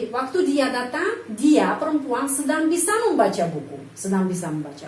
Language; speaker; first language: Indonesian; non-native, fluent; Russian